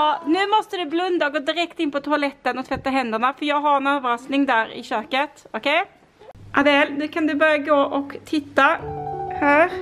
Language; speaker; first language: Swedish; native; Swedish